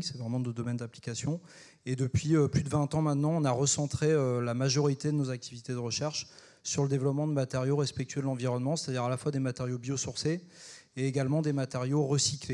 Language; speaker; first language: French; native; French